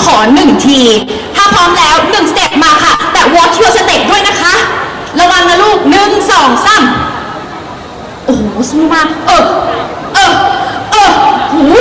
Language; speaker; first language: Thai; native; Thai